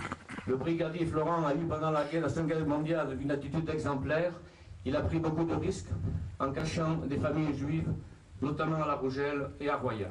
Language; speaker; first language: French; native; French